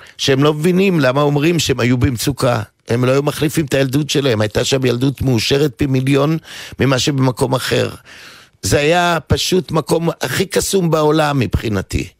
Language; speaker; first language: Hebrew; native; Hebrew